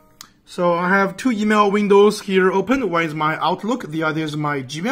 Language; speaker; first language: English; non-native, fluent; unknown